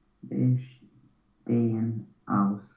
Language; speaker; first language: German; non-native, learner; Romanian